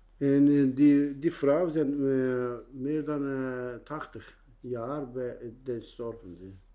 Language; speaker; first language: Dutch; non-native, learner; Turkish